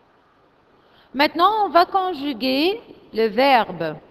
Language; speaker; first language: French; non-native, fluent; Arabic